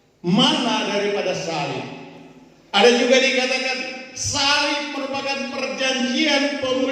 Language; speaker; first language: Indonesian; native; Indonesian